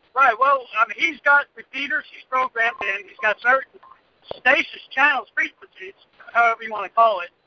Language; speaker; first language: English; native; English